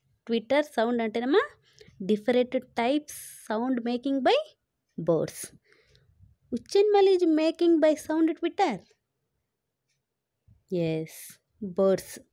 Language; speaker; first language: English; non-native, local second language; Telugu